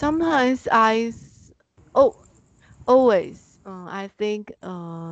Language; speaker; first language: English; non-native, learner; Chinese